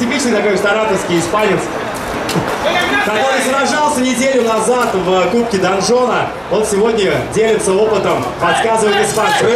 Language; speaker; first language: Russian; native; Russian